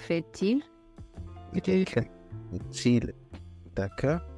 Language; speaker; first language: French; non-native, fluent; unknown